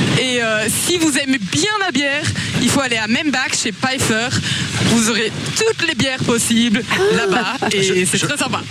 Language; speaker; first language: French; non-native, local second language; German